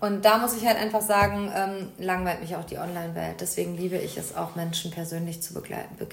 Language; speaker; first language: German; native; German